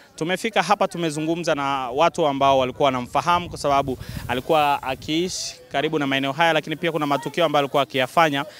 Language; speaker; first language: Swahili; native; Swahili